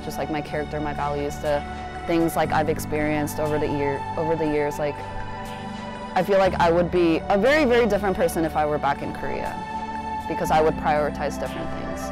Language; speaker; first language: English; early bilingual, other home language; Korean